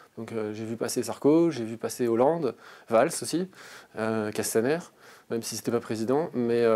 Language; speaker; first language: French; native; French